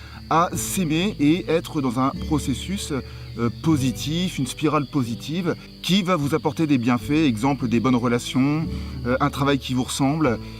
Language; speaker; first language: French; native; French